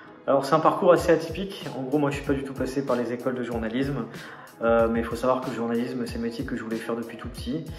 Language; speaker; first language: French; native; French